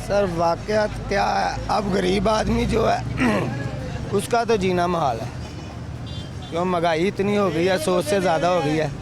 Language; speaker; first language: Hindi; non-native, local second language; Punjabi